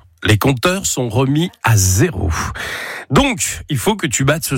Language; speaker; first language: French; native; French